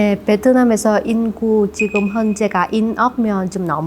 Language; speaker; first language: Korean; non-native, learner; Vietnamese